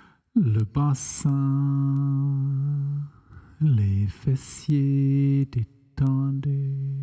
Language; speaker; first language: French; non-native, fluent; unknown